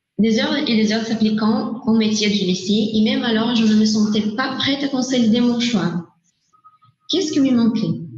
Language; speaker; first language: French; non-native, learner; Portuguese